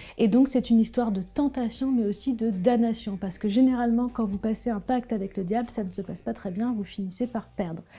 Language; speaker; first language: French; native; French